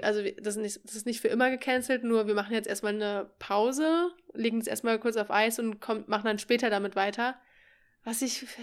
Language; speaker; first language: German; native; German